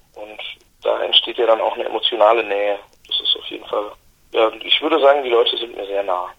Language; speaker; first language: German; native; German